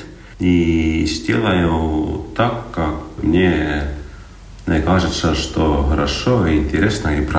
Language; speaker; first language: Russian; non-native, local second language; Estonian